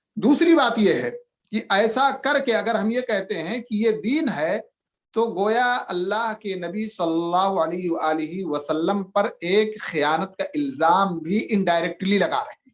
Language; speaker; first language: Urdu; native; Urdu